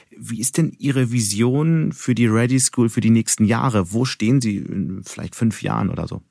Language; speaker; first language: German; native; German